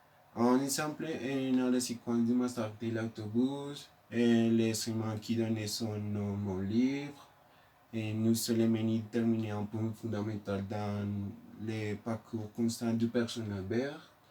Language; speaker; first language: French; non-native, learner; Spanish